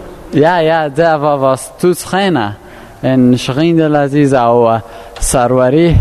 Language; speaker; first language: Danish; non-native, fluent; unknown